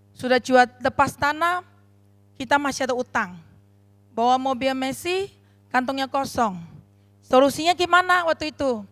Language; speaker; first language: Indonesian; non-native, learner; Chinese